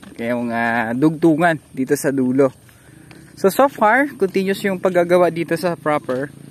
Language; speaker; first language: Filipino; non-native, local second language; Hiligaynon